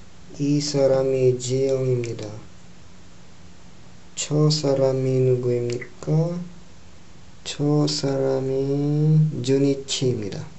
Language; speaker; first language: Korean; non-native, learner; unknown